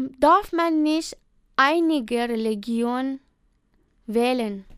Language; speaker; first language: German; non-native, learner; Persian